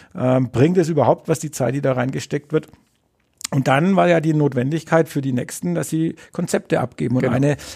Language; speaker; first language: German; native; German